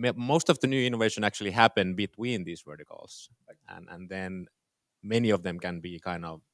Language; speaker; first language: English; non-native, fluent; Finnish